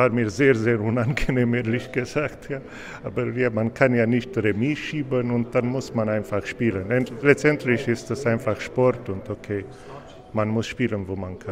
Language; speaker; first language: German; non-native, fluent; Romanian